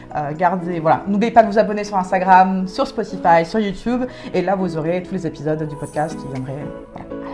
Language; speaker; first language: French; native; French